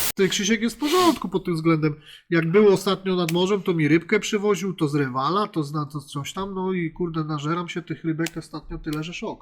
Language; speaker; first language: Polish; native; Polish